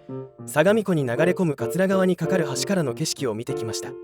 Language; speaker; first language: Japanese; native; Japanese